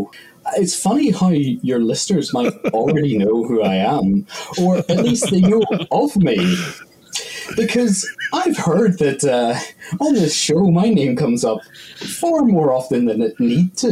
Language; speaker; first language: English; native; English